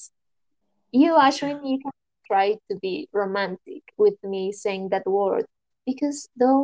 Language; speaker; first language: English; non-native, fluent; Spanish